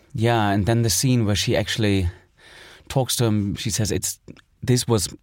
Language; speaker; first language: English; non-native, fluent; German